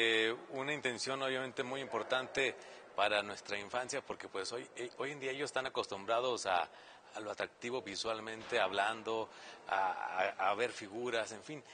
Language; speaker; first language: Spanish; native; Spanish